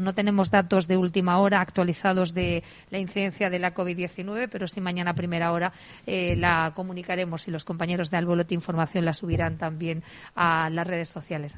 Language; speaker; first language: Spanish; native; Spanish